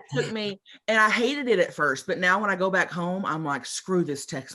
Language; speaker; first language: English; native; English